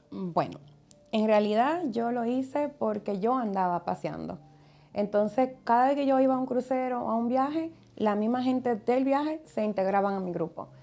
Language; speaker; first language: Spanish; native; Spanish